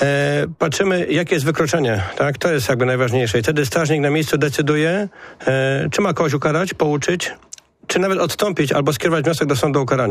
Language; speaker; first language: Polish; native; Polish